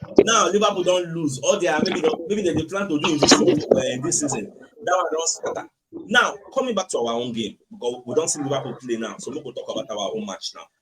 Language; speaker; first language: Nigerian Pidgin; native; Nigerian Pidgin